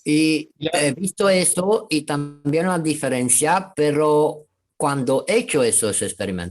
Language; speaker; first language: Spanish; non-native, fluent; Romanian